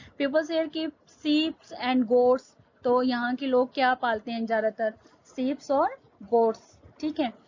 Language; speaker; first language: Hindi; native; Hindi